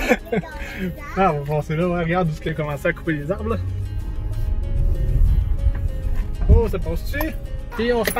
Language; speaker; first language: French; native; French